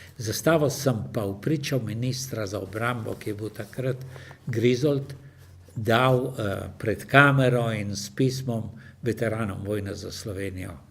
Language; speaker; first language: Slovenian; native; Slovenian